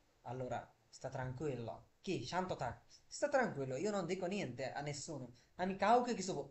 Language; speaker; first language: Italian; non-native, fluent; Bangla